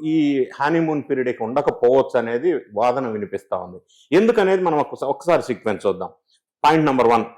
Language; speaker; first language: Telugu; native; Telugu